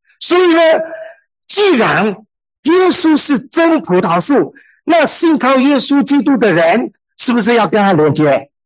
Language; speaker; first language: Chinese; native; Chinese